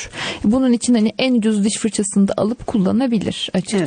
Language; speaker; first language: Turkish; native; Turkish